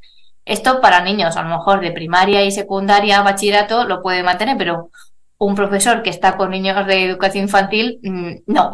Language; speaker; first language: Spanish; native; Spanish